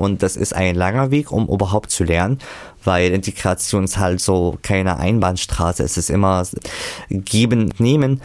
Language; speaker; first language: German; non-native, fluent; Arabic